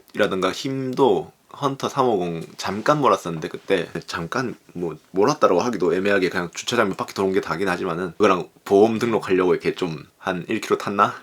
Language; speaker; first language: Korean; native; Korean